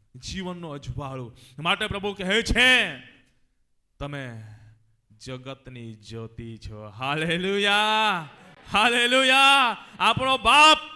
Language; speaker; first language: Gujarati; non-native, local second language; Gamit